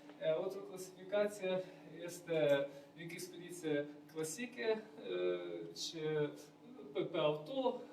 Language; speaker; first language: Romanian; non-native, learner; Ukrainian